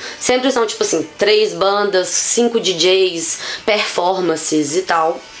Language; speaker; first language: Portuguese; native; Portuguese